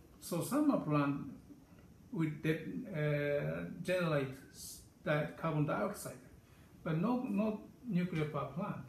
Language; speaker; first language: English; non-native, learner; Japanese